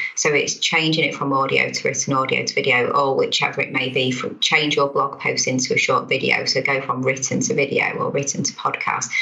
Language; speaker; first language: English; native; English